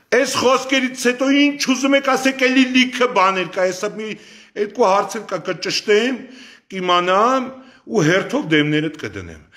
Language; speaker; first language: Armenian; native; Armenian